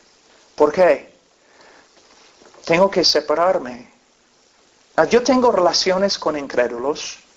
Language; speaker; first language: Spanish; non-native, fluent; English